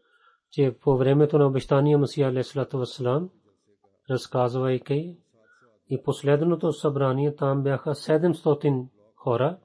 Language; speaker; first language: Bulgarian; non-native, learner; Urdu